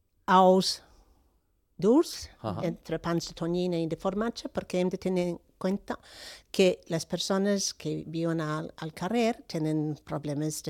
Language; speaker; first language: Catalan; non-native, fluent; English